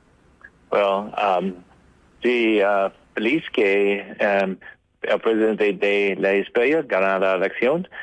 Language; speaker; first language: Spanish; non-native, learner; English